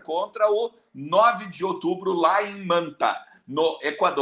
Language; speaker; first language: Portuguese; native; Portuguese